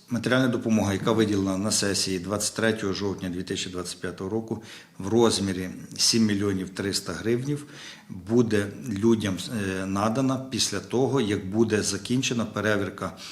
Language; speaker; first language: Ukrainian; native; Ukrainian